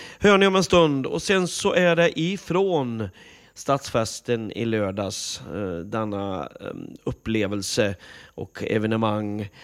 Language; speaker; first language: Swedish; native; Swedish